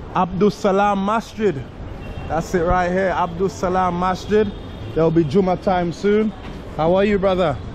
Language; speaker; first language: English; native; English